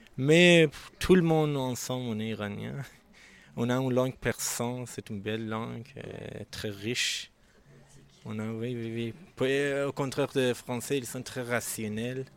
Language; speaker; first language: French; non-native, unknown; Persian